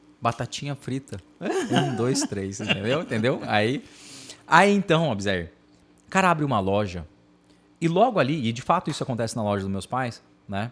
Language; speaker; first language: Portuguese; native; Portuguese